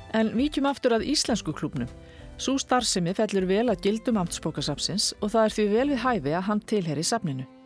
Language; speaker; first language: Icelandic; native; Icelandic